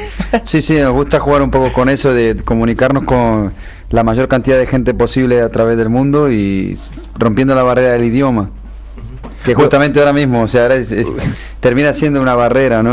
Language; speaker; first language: Spanish; native; Spanish